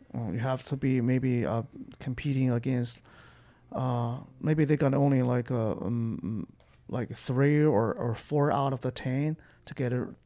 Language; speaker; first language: English; non-native, fluent; Chinese